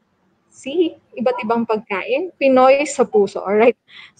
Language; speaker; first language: Filipino; native; Filipino